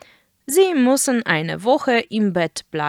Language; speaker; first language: German; non-native, fluent; Polish